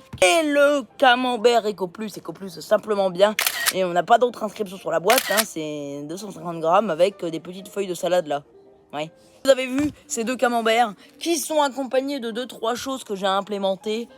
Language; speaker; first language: French; native; French